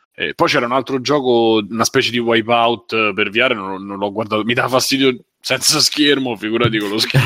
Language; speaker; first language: Italian; native; Italian